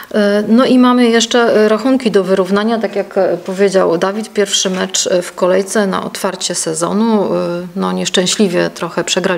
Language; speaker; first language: Polish; native; Polish